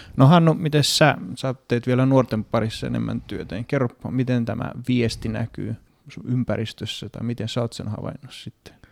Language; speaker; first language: Finnish; non-native, fluent; Greek